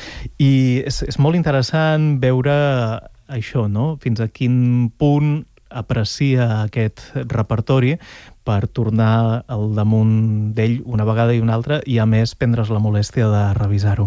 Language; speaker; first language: Catalan; native; Catalan